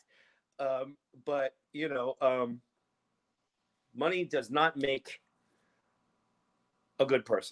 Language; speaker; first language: English; native; English